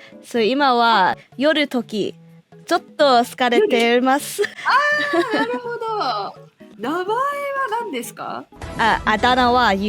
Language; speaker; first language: Japanese; non-native, learner; English